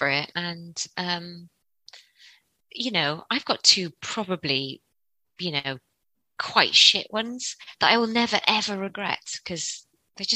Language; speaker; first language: English; native; English